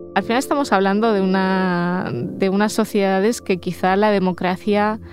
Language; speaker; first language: Spanish; early bilingual, other home language; Russian